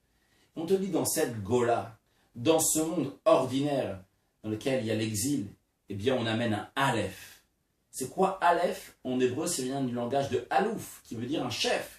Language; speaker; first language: French; native; French